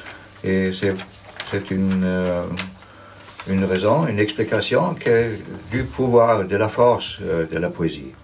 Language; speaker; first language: French; non-native, fluent; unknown